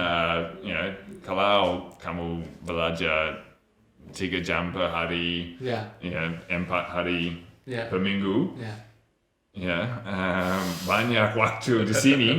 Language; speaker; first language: Indonesian; non-native, learner; English